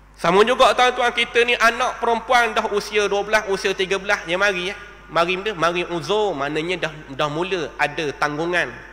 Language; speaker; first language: Malay; native; Malay